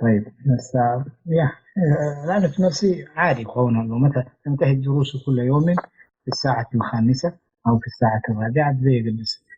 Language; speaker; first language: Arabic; non-native, fluent; Tigrinya